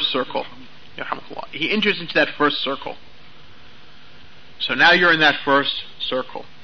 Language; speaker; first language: English; native; English